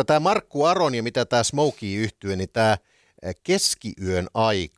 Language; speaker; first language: Finnish; native; Finnish